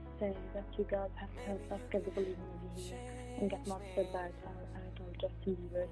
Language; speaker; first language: English; non-native, fluent; Arabic